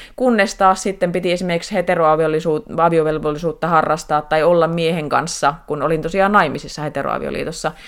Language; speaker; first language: Finnish; native; Finnish